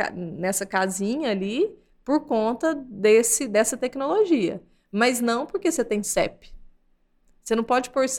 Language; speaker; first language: Portuguese; native; Portuguese